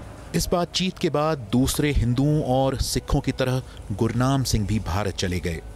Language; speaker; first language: Hindi; native; Hindi